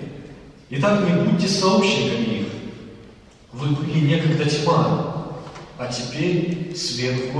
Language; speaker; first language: Russian; native; Russian